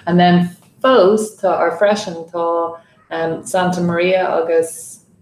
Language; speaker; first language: Irish; non-native, fluent; English